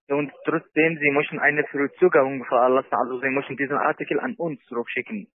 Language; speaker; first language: German; non-native, learner; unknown